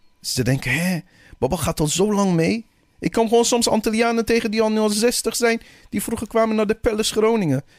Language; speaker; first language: Dutch; early bilingual, other home language; Persian